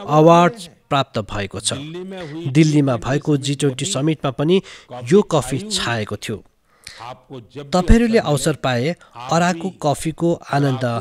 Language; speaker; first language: Nepali; native; Nepali